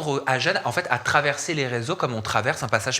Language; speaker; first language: French; native; French